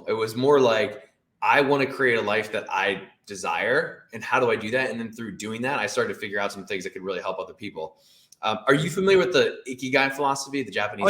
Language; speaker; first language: English; native; English